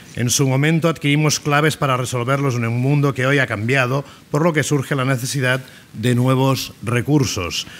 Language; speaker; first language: Spanish; non-native, local second language; Catalan